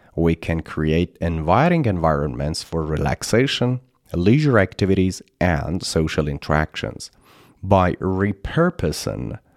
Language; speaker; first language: English; non-native, fluent; Persian